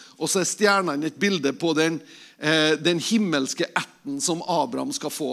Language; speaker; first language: Norwegian; native; Norwegian